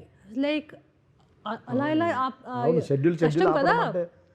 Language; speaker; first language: Telugu; non-native, fluent; Hindi